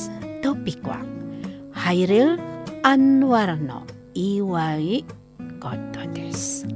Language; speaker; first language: Japanese; non-native, fluent; Indonesian